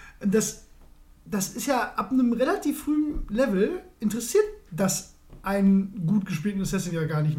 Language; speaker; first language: German; native; German